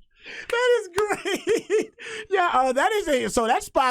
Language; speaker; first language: English; native; English